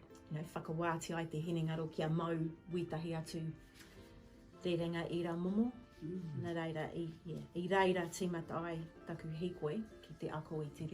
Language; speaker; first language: Māori; non-native, local second language; English